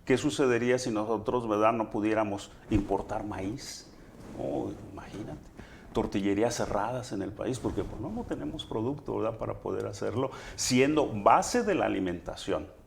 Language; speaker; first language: Spanish; native; Spanish